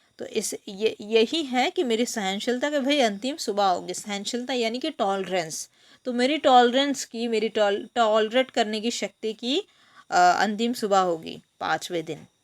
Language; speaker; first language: Hindi; non-native, local second language; Bangla